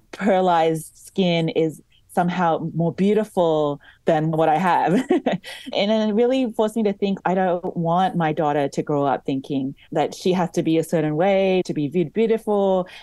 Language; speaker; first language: English; native; English